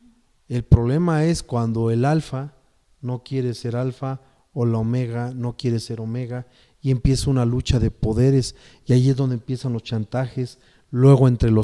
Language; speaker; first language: Spanish; native; Spanish